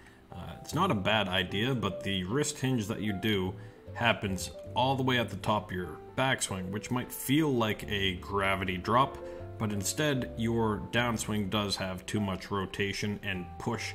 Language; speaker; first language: English; native; English